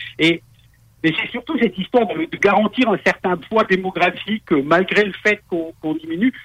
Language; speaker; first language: French; native; French